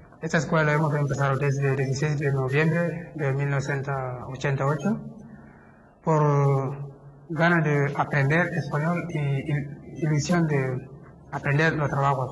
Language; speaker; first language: Catalan; non-native, learner; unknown